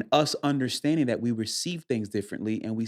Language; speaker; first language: English; native; English